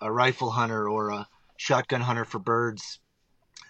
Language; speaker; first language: English; native; English